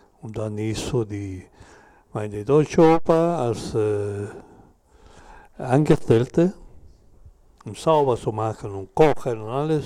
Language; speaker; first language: German; non-native, learner; Spanish